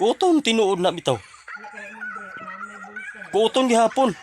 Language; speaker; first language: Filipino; non-native, local second language; Cebuano